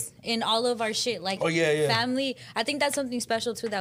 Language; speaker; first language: English; early bilingual, other home language; Spanish